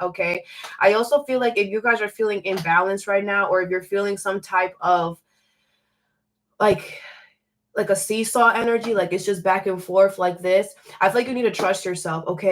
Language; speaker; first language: English; native; English